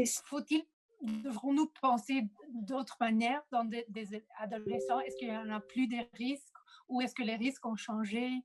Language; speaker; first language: French; non-native, fluent; Spanish